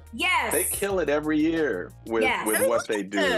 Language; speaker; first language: English; native; English